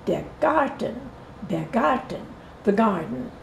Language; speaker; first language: German; non-native, fluent; Portuguese